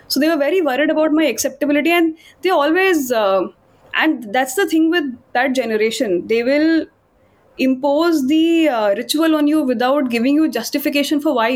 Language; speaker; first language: English; non-native, local second language; Hindi